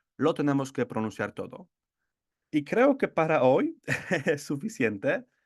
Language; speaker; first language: Spanish; non-native, fluent; Polish